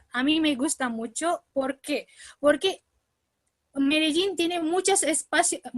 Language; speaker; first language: Spanish; non-native, learner; Indonesian